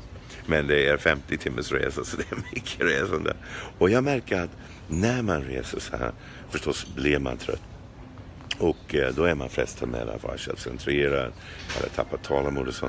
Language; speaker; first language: Swedish; non-native, fluent; English